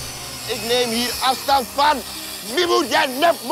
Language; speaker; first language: Dutch; native; Dutch